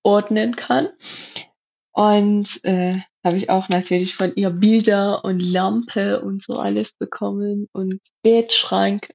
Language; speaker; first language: German; non-native, learner; Persian